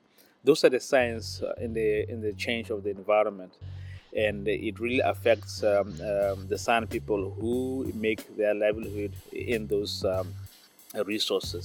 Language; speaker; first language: English; non-native, local second language; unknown